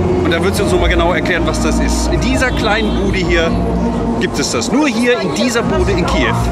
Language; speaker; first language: German; native; German